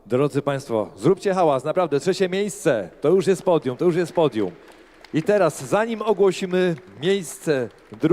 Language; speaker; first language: Polish; native; Polish